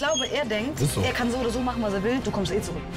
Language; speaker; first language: German; native; German